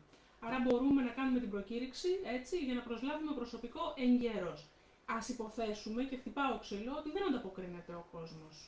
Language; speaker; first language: Greek; native; Greek